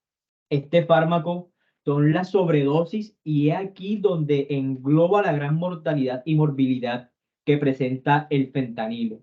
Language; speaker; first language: Spanish; native; Spanish